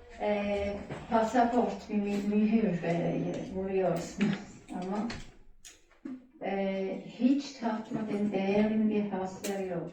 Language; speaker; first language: Turkish; non-native, learner; German